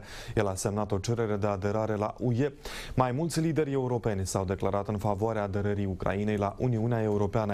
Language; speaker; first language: Romanian; native; Romanian